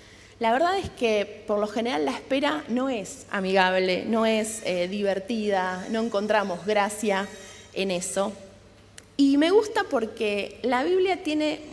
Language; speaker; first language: Spanish; native; Spanish